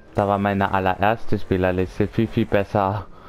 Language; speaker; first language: German; native; German